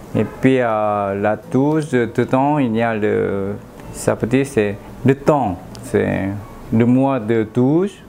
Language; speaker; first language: French; non-native, learner; Korean